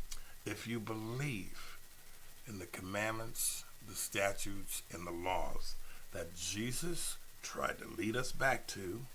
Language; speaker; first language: English; native; English